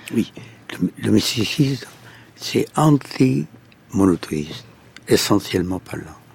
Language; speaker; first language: French; non-native, fluent; Arabic